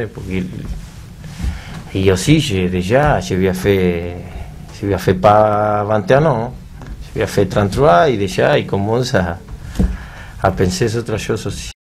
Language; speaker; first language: French; non-native, learner; Spanish